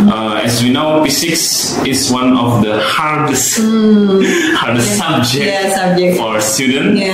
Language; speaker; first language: English; non-native, learner; Indonesian